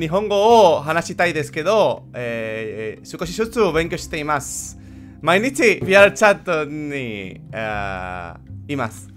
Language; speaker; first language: Japanese; non-native, learner; Spanish